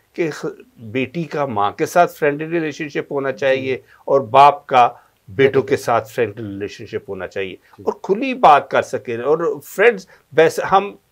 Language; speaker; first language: Urdu; non-native, local second language; Punjabi